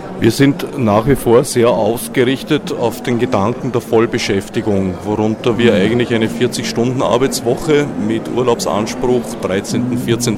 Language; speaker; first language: German; native; German